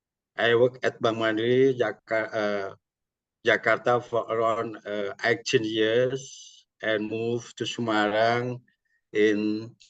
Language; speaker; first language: English; non-native, learner; Indonesian